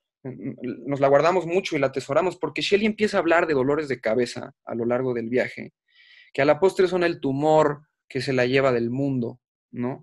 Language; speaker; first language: Spanish; native; Spanish